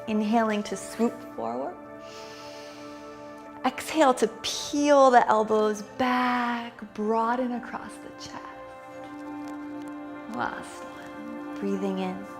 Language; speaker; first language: English; native; English